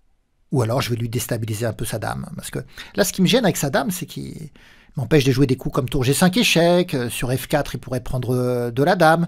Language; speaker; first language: French; native; French